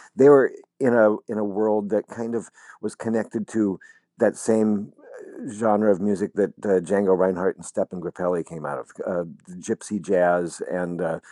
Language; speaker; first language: English; native; English